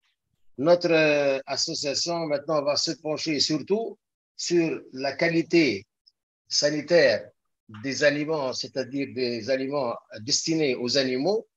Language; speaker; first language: French; non-native, local second language; Arabic